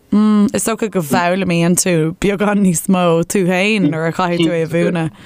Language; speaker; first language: Irish; non-native, local second language; English